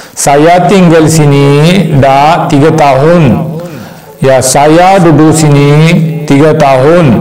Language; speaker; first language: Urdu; non-native, local second language; Pashto